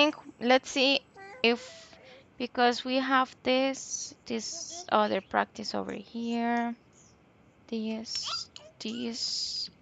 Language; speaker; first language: English; non-native, local second language; Spanish